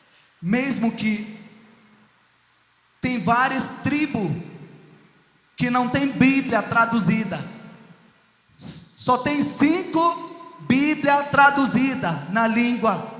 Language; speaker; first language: Portuguese; non-native, local second language; Ticuna